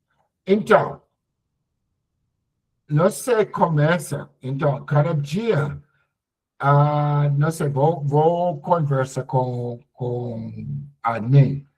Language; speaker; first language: Portuguese; non-native, learner; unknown